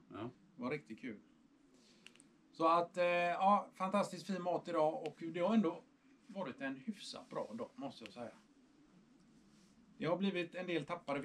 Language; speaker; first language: Swedish; native; Swedish